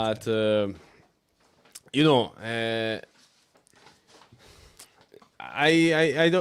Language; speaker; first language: English; non-native, learner; Italian